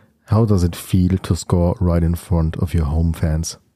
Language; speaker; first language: English; non-native, fluent; German